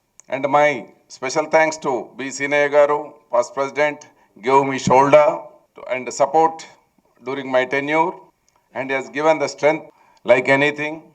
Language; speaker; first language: English; non-native, local second language; Telugu